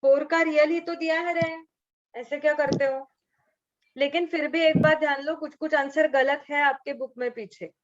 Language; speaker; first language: Hindi; non-native, local second language; Marathi